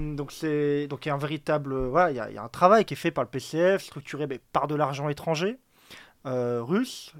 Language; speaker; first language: French; native; French